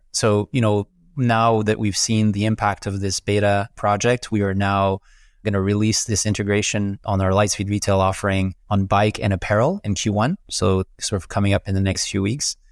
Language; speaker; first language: English; non-native, fluent; French